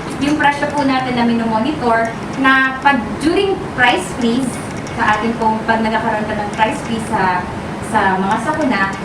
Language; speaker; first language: Filipino; non-native, local second language; Masbatenyo